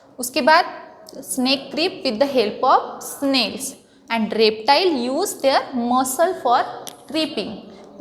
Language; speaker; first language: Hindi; non-native, local second language; Marathi